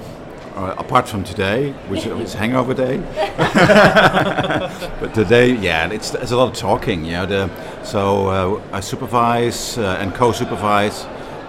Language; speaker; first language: English; non-native, fluent; Dutch